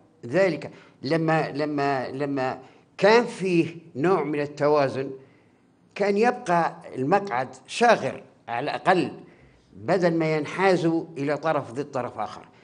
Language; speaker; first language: Arabic; native; Arabic